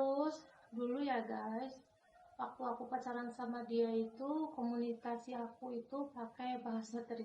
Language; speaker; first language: Indonesian; non-native, local second language; Javanese